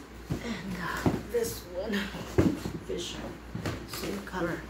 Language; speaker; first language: English; non-native, local second language; Filipino